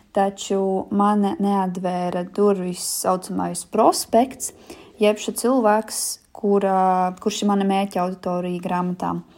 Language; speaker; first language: Latvian; native; Latvian